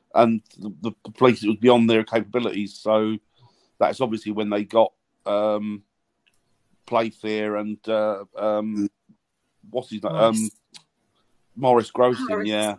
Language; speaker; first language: English; native; English